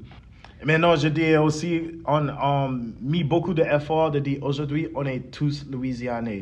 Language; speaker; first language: French; early bilingual, heritage; English